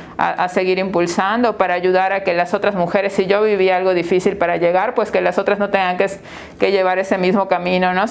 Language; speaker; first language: Spanish; native; Spanish